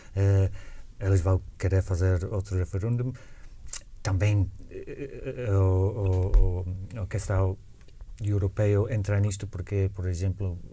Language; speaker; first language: Portuguese; non-native, fluent; English